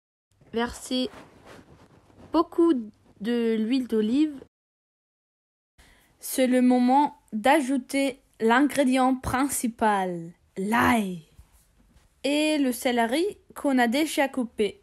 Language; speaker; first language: French; non-native, fluent; English